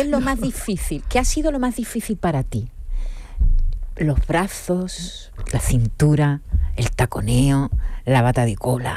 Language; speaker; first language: Spanish; native; Spanish